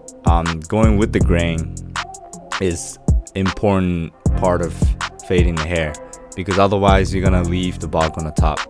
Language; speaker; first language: English; non-native, fluent; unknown